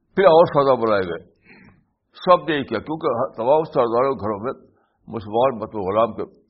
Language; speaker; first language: Urdu; native; Urdu